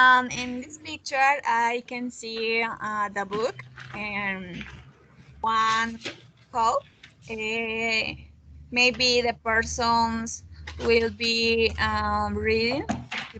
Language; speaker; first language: English; non-native, learner; Spanish